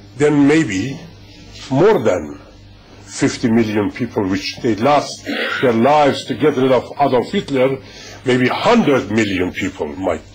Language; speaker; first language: English; non-native, fluent; Persian